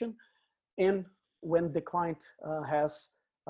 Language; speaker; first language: English; non-native, fluent; Portuguese